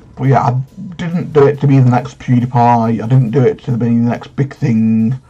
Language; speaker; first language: English; native; English